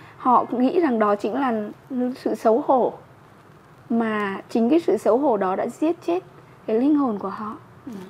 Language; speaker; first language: Vietnamese; native; Vietnamese